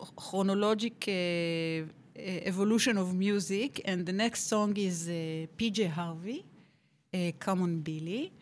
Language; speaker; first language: English; non-native, fluent; Hebrew